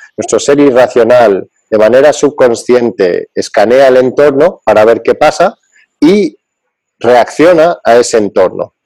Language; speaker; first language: Spanish; early bilingual, other home language; English